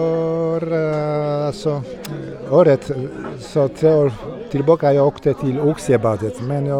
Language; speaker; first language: Swedish; non-native, fluent; Polish